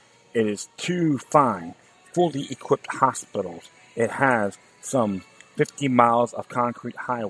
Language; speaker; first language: English; native; English